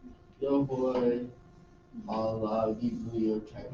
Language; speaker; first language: Spanish; non-native, learner; English